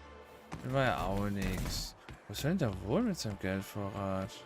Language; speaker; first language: German; native; German